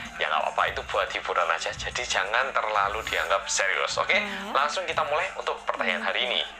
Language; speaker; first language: Indonesian; non-native, fluent; Korean